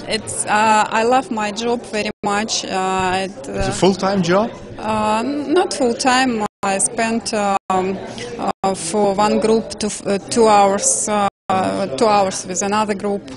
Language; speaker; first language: English; non-native, learner; Russian